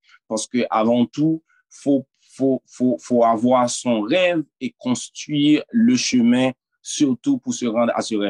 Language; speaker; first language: French; non-native, local second language; Haitian Creole